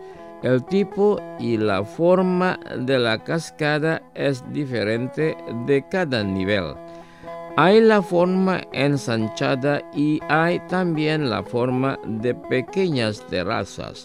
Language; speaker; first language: Spanish; non-native, fluent; Indonesian